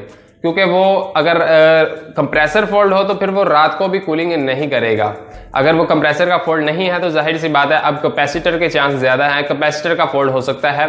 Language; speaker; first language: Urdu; non-native, local second language; Punjabi